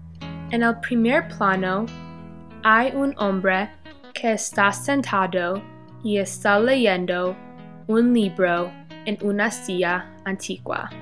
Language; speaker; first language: Spanish; non-native, learner; English